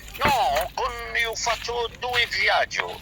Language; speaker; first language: Italian; non-native, learner; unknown